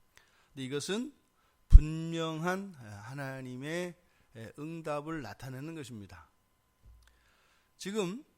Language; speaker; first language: Korean; native; Korean